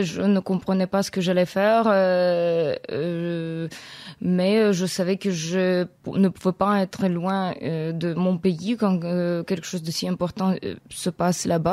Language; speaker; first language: French; non-native, fluent; Ukrainian